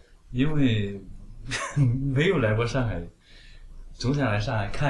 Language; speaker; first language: Chinese; native; Chinese